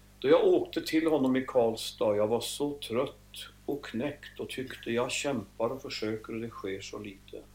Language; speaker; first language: Swedish; native; Swedish